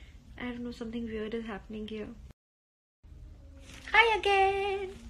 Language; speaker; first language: English; non-native, local second language; Hindi